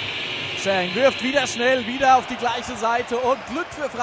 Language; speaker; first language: German; native; German